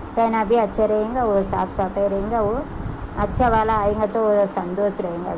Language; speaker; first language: Hindi; non-native, local second language; Tamil